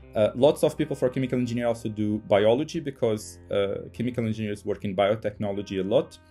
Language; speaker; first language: English; non-native, fluent; Portuguese